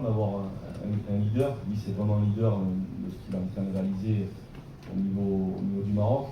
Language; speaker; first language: French; native; French